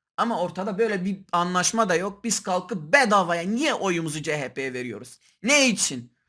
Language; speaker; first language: Turkish; non-native, local second language; Kurdish